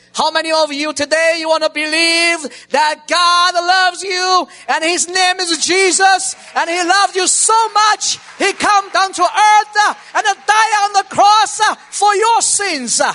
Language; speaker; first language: English; non-native, learner; Chinese